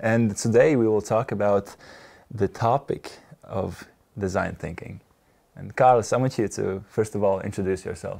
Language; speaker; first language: English; non-native, fluent; Latvian